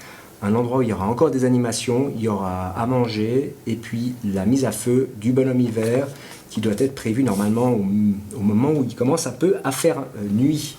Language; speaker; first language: French; native; French